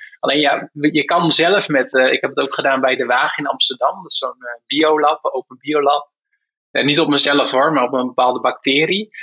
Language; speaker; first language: Dutch; native; Dutch